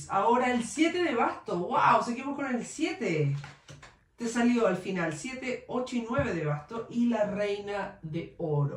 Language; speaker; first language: Spanish; native; Spanish